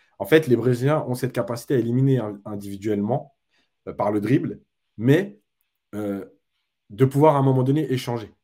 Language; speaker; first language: French; native; French